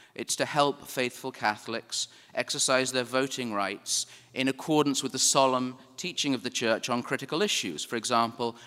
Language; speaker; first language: English; native; English